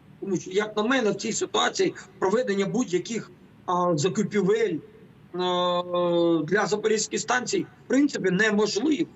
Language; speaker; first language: Ukrainian; native; Ukrainian